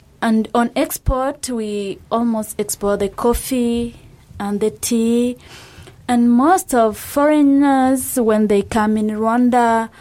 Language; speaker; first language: English; non-native, local second language; Kinyarwanda